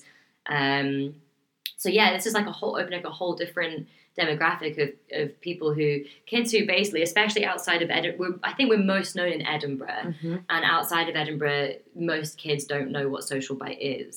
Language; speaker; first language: English; native; English